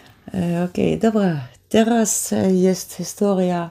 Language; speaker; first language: Polish; early bilingual, heritage; Polish